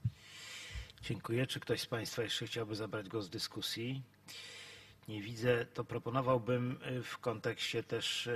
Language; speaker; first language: Polish; native; Polish